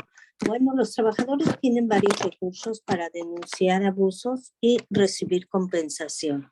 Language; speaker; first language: Spanish; native; Spanish